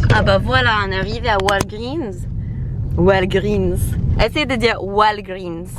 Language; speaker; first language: French; non-native, fluent; English